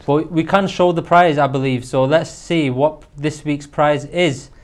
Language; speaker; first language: English; native; English